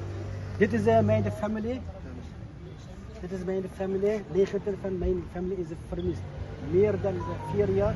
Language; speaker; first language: Dutch; non-native, learner; Uyghur